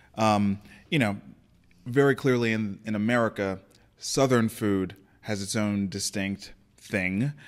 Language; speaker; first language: English; native; English